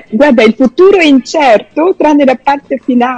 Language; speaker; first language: Italian; non-native, fluent; Albanian